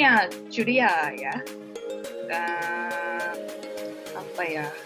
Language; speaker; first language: Indonesian; non-native, learner; Japanese